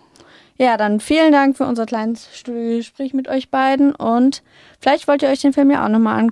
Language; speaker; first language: German; native; German